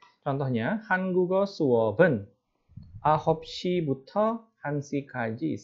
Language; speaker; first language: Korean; non-native, fluent; Indonesian